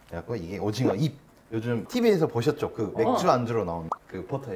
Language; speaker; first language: Korean; native; Korean